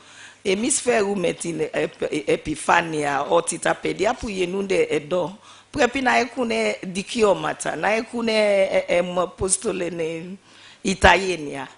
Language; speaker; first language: Greek; non-native, fluent; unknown